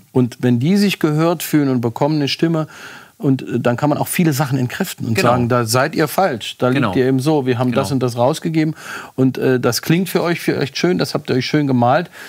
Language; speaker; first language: German; native; German